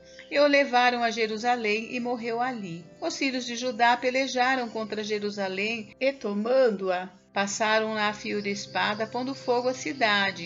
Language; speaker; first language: Portuguese; native; Portuguese